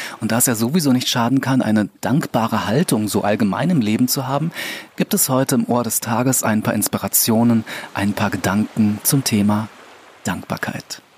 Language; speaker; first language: German; native; German